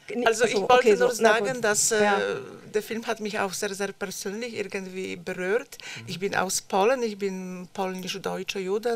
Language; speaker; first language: German; non-native, fluent; Polish